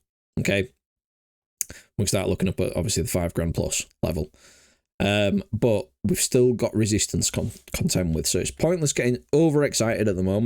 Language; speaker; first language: English; native; English